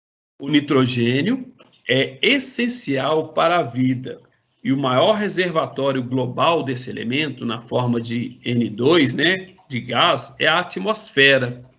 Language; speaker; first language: Portuguese; native; Portuguese